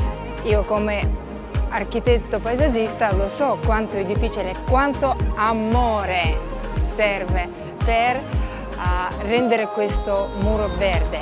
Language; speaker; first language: Italian; non-native, fluent; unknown